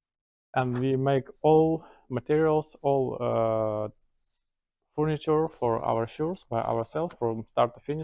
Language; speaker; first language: English; non-native, learner; Ukrainian